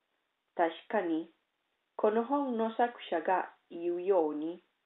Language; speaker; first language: Japanese; non-native, learner; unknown